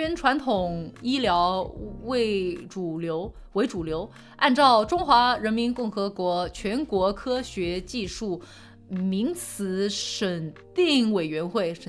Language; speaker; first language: Chinese; early bilingual, heritage; Chinese